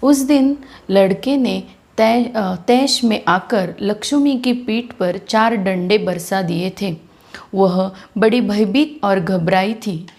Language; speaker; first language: Hindi; non-native, local second language; Marathi